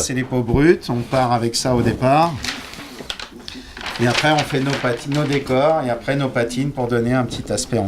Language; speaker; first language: French; native; French